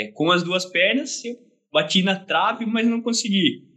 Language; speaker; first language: Portuguese; native; Portuguese